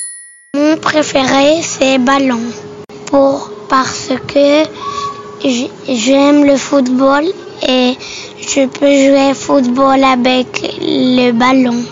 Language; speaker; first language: French; non-native, learner; Spanish